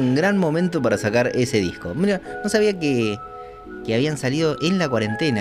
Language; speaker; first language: Spanish; native; Spanish